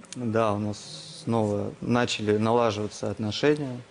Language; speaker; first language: Russian; native; Russian